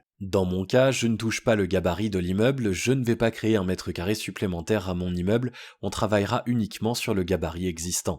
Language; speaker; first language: French; native; French